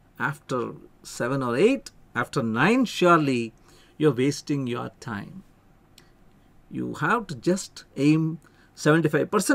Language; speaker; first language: English; non-native, local second language; Tamil